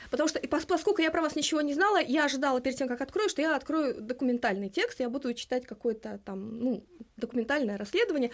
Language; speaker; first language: Russian; non-native, local second language; Lithuanian